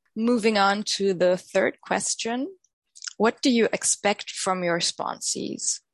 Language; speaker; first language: English; non-native, fluent; German